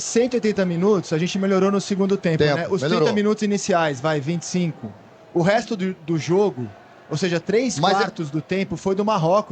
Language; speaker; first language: Portuguese; native; Portuguese